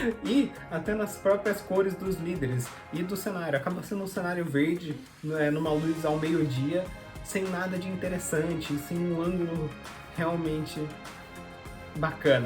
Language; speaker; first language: Portuguese; native; Portuguese